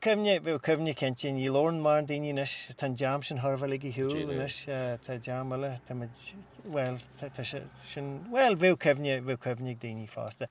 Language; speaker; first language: Irish; native; Irish